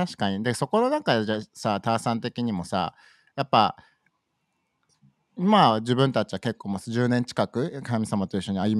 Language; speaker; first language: Japanese; native; Japanese